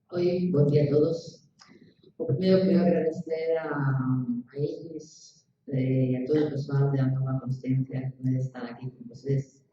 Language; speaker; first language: Portuguese; non-native, learner; Spanish